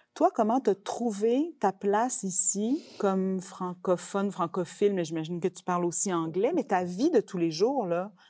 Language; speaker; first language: French; native; French